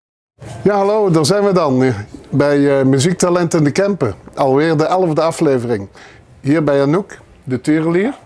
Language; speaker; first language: Dutch; native; Dutch